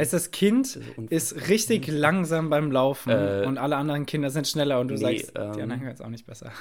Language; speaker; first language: German; native; German